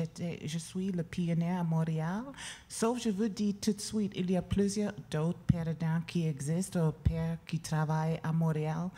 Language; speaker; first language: French; non-native, learner; English